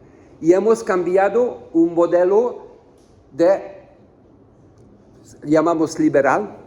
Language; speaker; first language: Spanish; non-native, learner; Hungarian